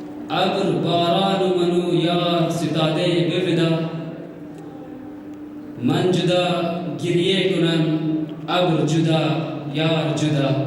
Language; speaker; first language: Persian; non-native, learner; Hindi